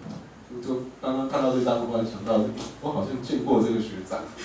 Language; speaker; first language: Chinese; native; Chinese